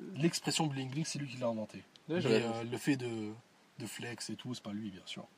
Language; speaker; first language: French; early bilingual, other home language; Arabic